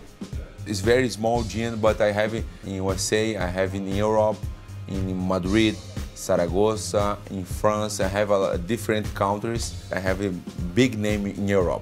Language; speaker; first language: English; non-native, learner; Portuguese